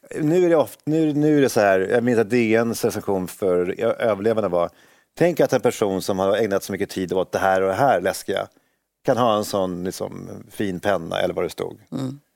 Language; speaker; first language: Swedish; native; Swedish